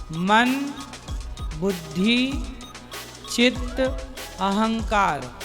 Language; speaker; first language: Hindi; native; Hindi